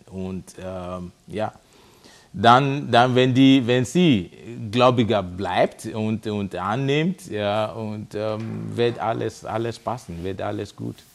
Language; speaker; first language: German; non-native, fluent; Yoruba